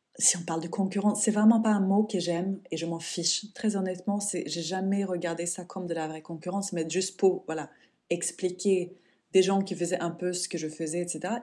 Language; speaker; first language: French; non-native, fluent; Swedish